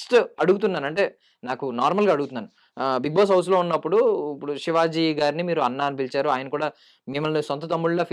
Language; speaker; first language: Telugu; native; Telugu